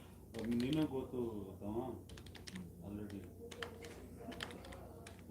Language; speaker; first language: English; non-native, learner; Punjabi